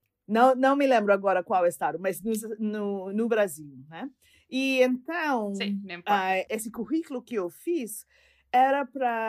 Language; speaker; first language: Portuguese; non-native, fluent; English